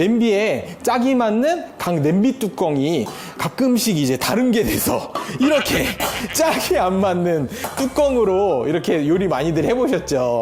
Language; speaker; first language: Korean; native; Korean